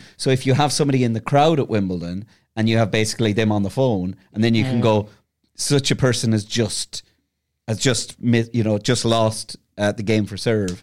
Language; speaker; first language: English; native; English